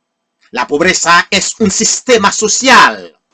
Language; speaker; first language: Spanish; non-native, fluent; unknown